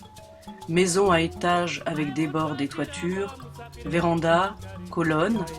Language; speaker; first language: French; native; French